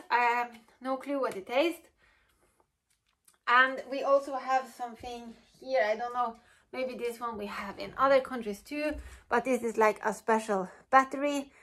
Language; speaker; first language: English; non-native, fluent; Norwegian